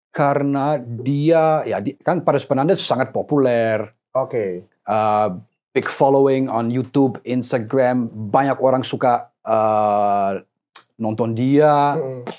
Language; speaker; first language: Indonesian; non-native, fluent; English